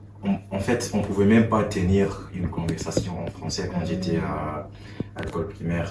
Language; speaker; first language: French; non-native, fluent; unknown